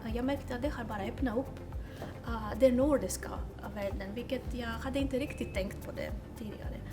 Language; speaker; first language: Swedish; non-native, fluent; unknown